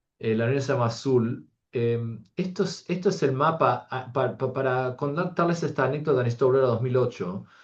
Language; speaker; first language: Spanish; early bilingual, heritage; Spanish